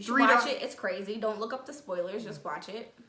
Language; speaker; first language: English; native; English